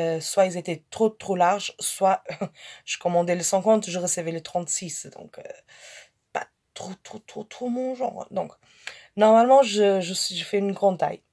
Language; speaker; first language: French; non-native, fluent; Portuguese